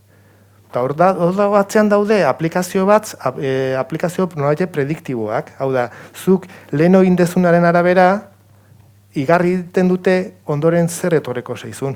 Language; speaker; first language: Basque; native; Basque